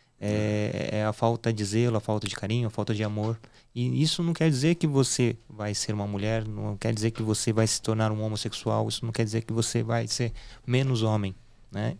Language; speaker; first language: Portuguese; native; Portuguese